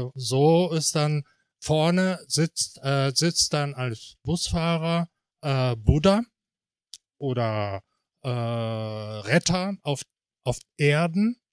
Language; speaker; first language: German; non-native, fluent; Japanese